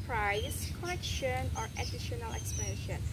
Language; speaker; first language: English; non-native, learner; Indonesian